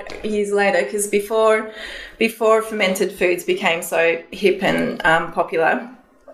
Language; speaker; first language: English; native; English